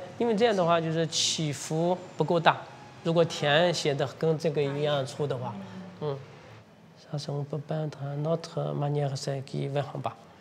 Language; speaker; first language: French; non-native, fluent; Chinese